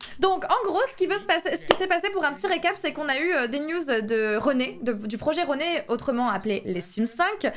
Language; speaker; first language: French; native; French